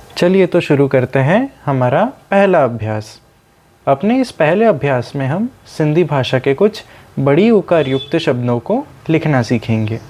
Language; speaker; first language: Hindi; non-native, local second language; Sindhi